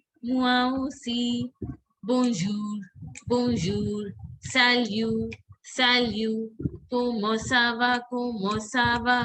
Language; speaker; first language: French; non-native, fluent; Hindi